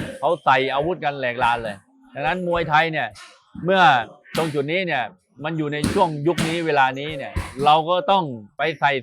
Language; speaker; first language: Thai; native; Thai